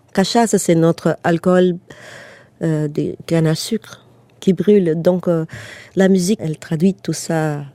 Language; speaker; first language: French; non-native, fluent; Portuguese